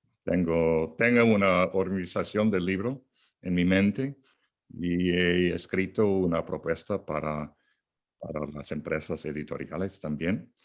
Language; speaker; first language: Spanish; non-native, fluent; English